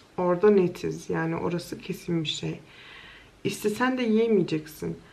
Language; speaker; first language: Turkish; early bilingual, heritage; Turkish